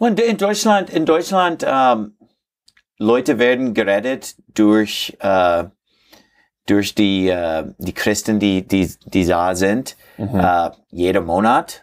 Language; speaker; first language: German; non-native, fluent; English